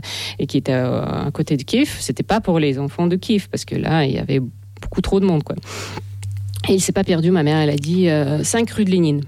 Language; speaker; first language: French; non-native, fluent; Russian